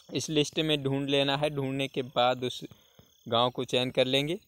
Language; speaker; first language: Hindi; native; Hindi